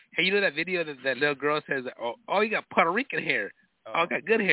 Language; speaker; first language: English; early bilingual, other home language; Spanish